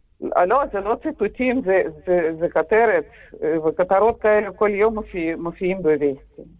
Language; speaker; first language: Hebrew; non-native, fluent; Russian